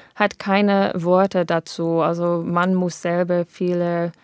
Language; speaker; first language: German; non-native, fluent; English